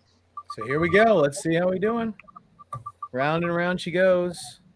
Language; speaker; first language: English; native; English